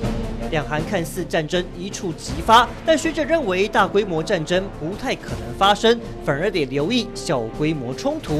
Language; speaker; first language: Chinese; native; Chinese